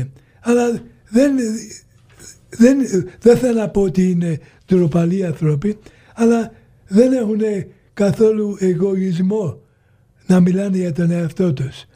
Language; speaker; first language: Greek; early bilingual, heritage; Greek